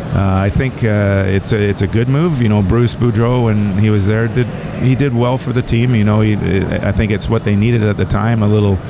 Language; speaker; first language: English; native; English